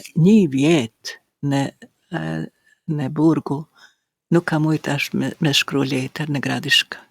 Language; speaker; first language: Albanian; non-native, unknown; Croatian